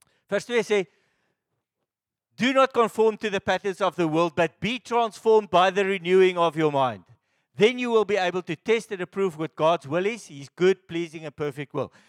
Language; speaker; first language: English; non-native, local second language; Afrikaans